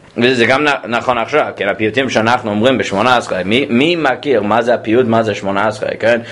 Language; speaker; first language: Hebrew; non-native, fluent; English